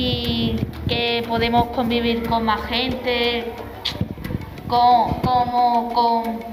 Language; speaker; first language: Spanish; native; Spanish